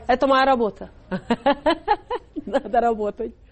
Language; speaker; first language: Russian; non-native, local second language; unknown